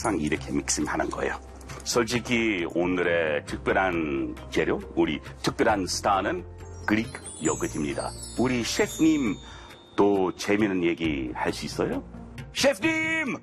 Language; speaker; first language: Korean; non-native, fluent; English